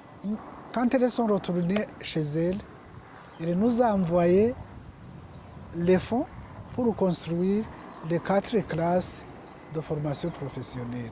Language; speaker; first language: French; non-native, local second language; Kinyarwanda